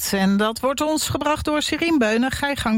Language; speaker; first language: Dutch; native; Dutch